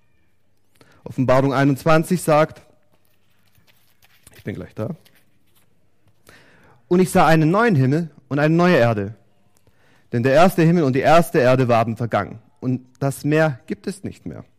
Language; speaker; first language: German; native; German